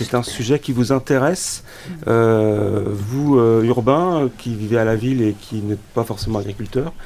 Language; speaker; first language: French; native; French